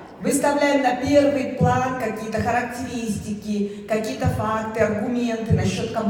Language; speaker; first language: Russian; native; Russian